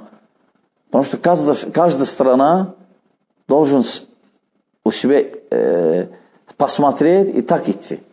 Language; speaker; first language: Russian; non-native, fluent; Azerbaijani